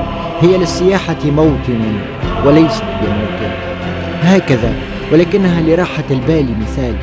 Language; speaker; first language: Arabic; native; Arabic